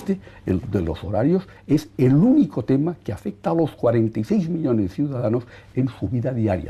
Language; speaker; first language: Spanish; native; Spanish